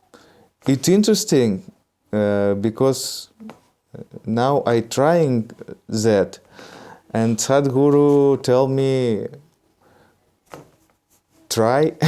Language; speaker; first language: English; non-native, learner; Russian